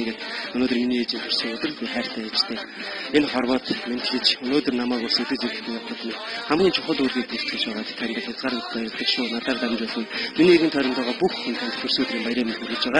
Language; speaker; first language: Mongolian; native; Mongolian